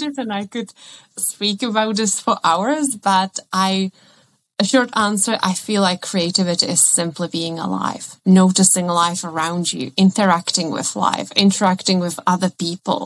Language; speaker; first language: English; non-native, fluent; Czech